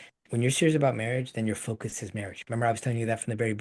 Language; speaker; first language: English; native; English